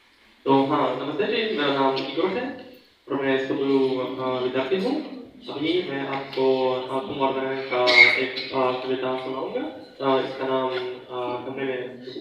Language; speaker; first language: Hindi; non-native, learner; Russian